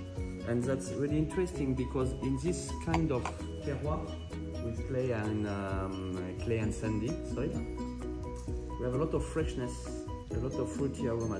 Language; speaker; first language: English; non-native, fluent; French